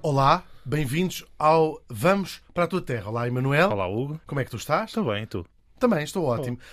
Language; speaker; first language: Portuguese; native; Portuguese